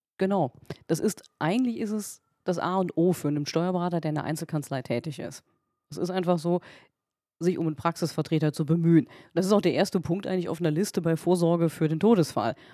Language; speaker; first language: German; native; German